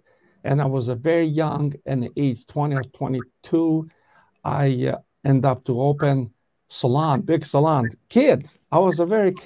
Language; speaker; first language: English; non-native, learner; Albanian